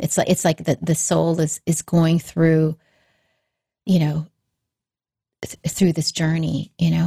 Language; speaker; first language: English; native; English